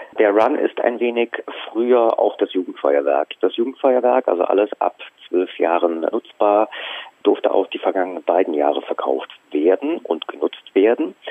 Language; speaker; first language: German; native; German